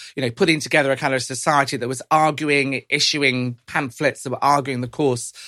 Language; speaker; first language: English; native; English